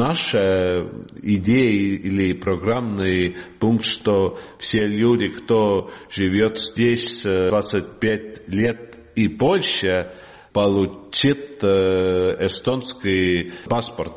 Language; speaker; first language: Russian; non-native, learner; Estonian